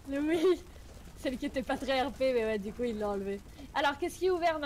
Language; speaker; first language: French; native; French